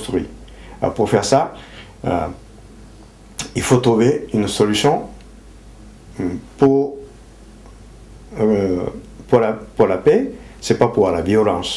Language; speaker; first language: French; non-native, fluent; Japanese